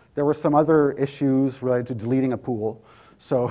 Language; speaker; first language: English; native; English